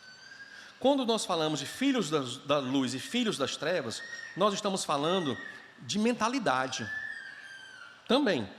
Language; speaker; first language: Portuguese; native; Portuguese